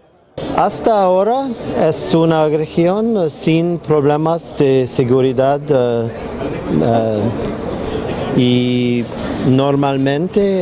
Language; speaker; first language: Spanish; non-native, fluent; English